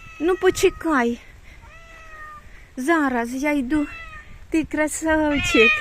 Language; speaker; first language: Ukrainian; native; Ukrainian